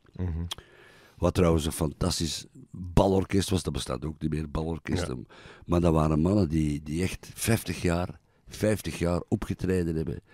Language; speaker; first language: Dutch; native; Dutch